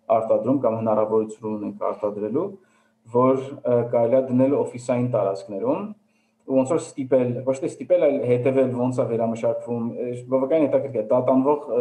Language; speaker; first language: Armenian; early bilingual, heritage; Armenian